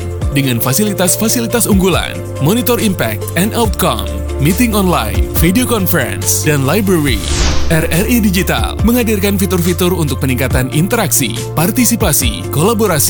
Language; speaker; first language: Indonesian; native; Indonesian